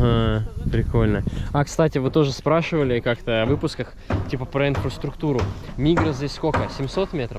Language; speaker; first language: Russian; native; Russian